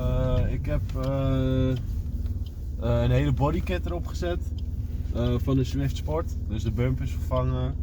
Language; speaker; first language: Dutch; native; Dutch